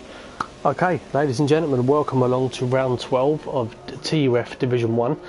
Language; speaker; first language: English; native; English